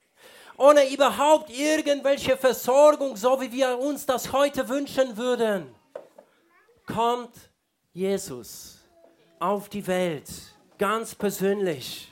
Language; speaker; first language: German; non-native, fluent; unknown